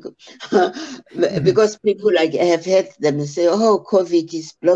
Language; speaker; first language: English; non-native, local second language; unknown